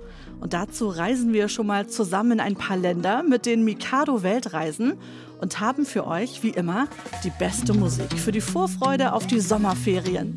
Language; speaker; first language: German; native; German